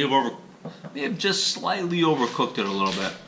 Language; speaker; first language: English; native; English